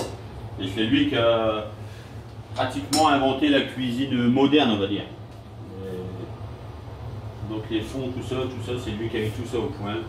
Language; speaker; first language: French; native; French